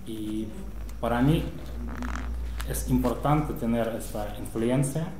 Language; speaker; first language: Spanish; non-native, fluent; Russian